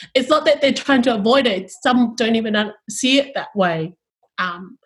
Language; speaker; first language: English; early bilingual, other home language; Tongan